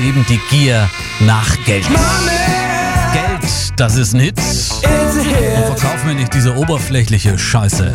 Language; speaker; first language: German; native; German